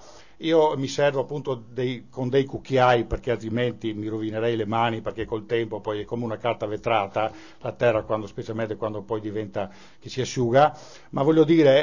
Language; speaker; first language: Italian; native; Italian